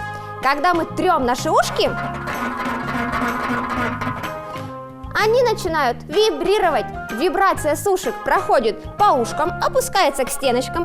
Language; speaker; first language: Russian; native; Russian